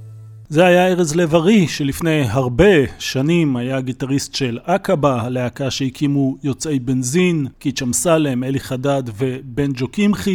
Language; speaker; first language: Hebrew; native; Hebrew